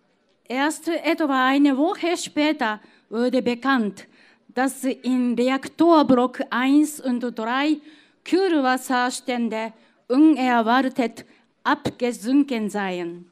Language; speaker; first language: German; non-native, fluent; Japanese